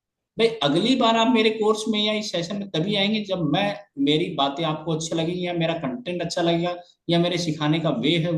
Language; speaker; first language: Hindi; native; Hindi